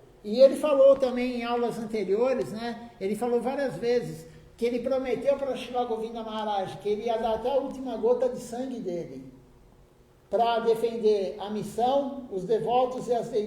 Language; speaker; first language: Portuguese; native; Portuguese